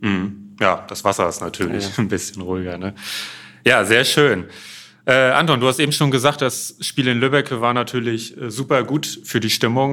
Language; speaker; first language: German; native; German